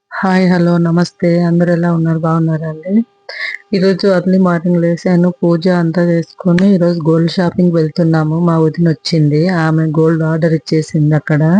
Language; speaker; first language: Telugu; native; Telugu